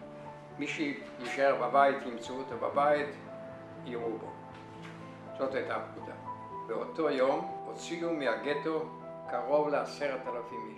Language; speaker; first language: Hebrew; non-native, fluent; Yiddish